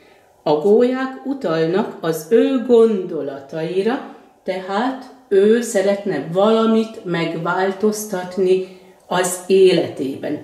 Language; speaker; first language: Hungarian; native; Hungarian